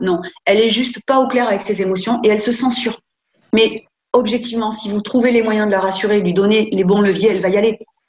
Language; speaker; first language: French; native; French